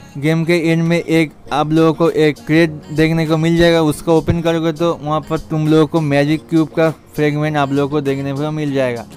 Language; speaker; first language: Hindi; non-native, local second language; Bangla